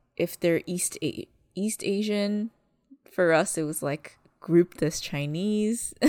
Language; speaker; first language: English; early bilingual, other home language; Malagasy